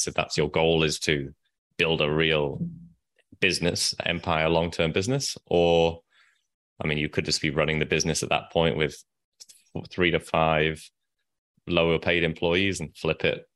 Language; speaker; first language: English; native; English